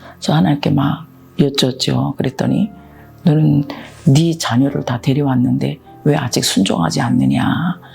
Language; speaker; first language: Korean; native; Korean